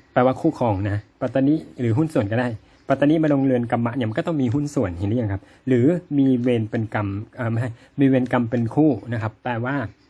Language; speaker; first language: Thai; native; Thai